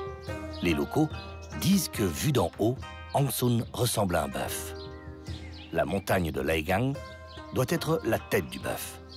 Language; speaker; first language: French; native; French